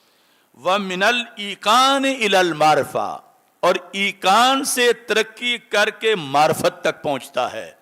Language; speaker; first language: Urdu; native; Urdu